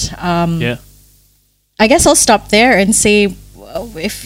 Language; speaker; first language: English; non-native, local second language; Filipino